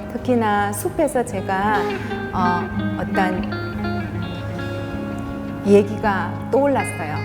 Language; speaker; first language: Korean; native; Korean